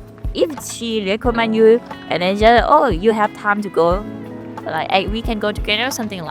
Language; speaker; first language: English; non-native, learner; Thai